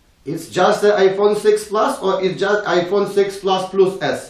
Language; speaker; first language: English; non-native, learner; Ukrainian